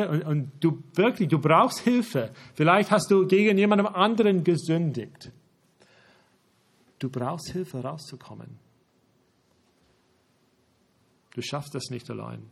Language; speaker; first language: German; non-native, fluent; English